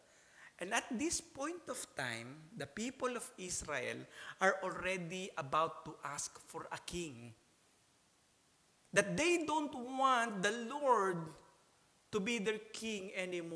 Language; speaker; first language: English; non-native, local second language; Filipino